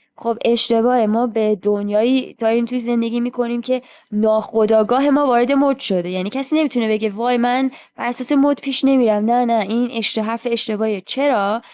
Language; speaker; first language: Persian; native; Persian